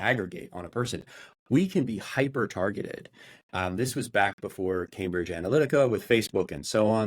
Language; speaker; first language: English; native; English